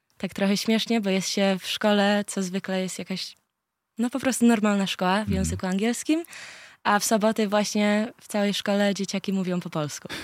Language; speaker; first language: Polish; early bilingual, heritage; Polish